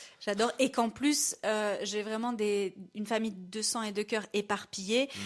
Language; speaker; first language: French; native; French